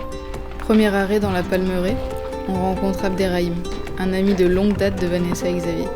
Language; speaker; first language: French; native; French